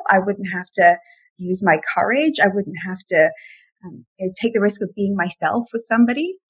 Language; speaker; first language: English; native; English